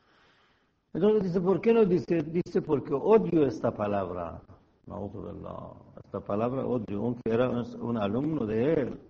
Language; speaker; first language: Spanish; non-native, fluent; Persian